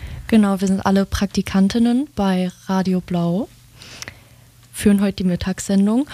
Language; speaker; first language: German; native; German